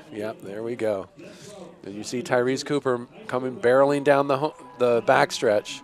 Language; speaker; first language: English; native; English